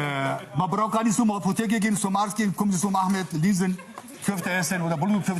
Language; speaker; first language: German; non-native, fluent; Kurdish